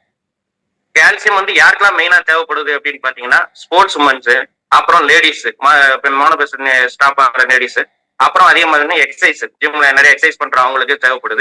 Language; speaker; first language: Tamil; native; Tamil